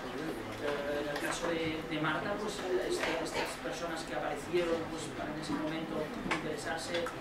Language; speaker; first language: Spanish; non-native, local second language; Catalan